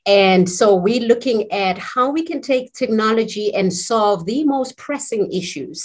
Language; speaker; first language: English; non-native, local second language; Zulu